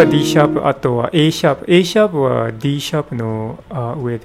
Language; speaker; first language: Japanese; non-native, learner; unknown